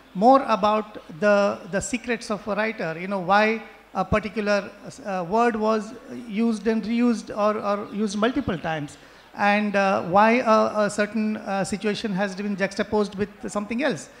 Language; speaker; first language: English; non-native, local second language; Konkani